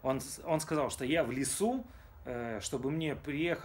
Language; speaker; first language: Russian; native; Russian